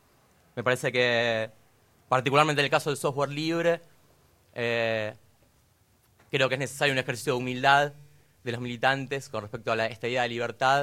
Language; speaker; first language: Spanish; native; Spanish